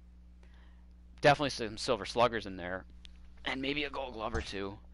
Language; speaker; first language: English; native; English